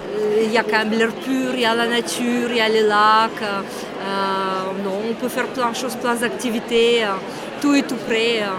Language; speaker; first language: French; non-native, fluent; Romanian